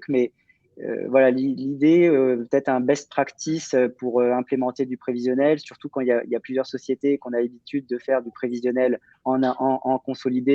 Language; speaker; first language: French; native; French